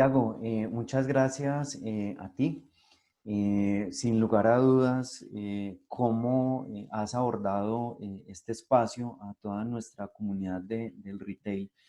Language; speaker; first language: Spanish; native; Spanish